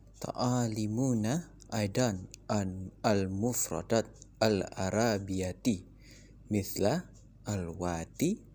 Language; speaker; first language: Arabic; non-native, learner; Malay